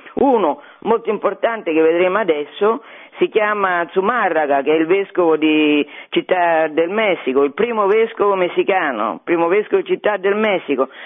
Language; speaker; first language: Italian; native; Italian